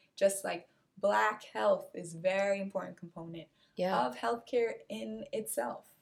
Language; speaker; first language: English; non-native, fluent; Portuguese